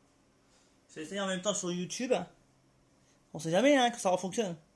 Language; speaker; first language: French; native; French